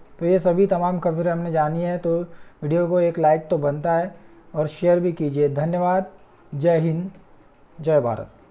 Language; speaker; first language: Hindi; non-native, local second language; Marathi